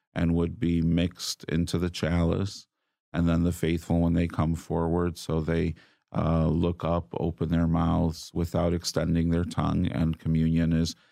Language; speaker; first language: English; native; English